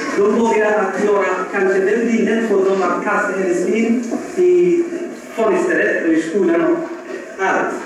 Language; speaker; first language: Swedish; non-native, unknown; Somali